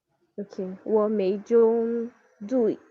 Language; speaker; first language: Chinese; non-native, learner; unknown